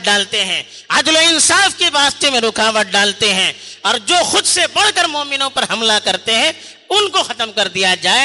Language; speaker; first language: Urdu; native; Urdu